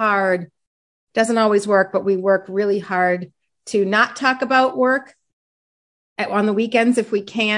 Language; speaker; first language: English; native; English